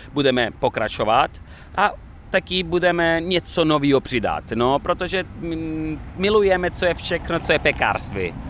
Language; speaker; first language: Czech; non-native, fluent; Italian